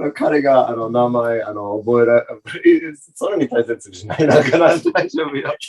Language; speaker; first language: Japanese; non-native, learner; English